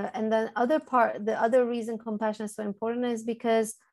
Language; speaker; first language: English; early bilingual, other home language; Turkish